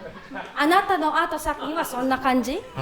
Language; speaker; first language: Japanese; non-native, learner; English